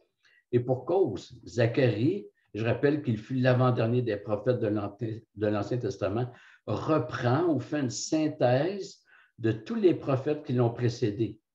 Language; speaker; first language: French; native; French